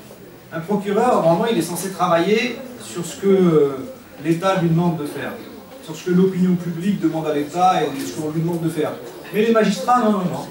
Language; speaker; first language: French; native; French